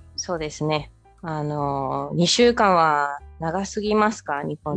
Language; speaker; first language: Japanese; non-native, fluent; Spanish